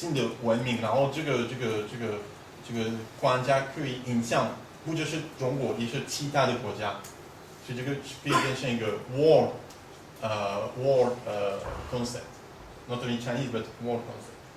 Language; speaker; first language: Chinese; non-native, fluent; French